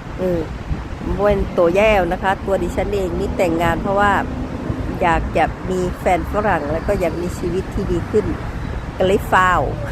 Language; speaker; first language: Thai; native; Thai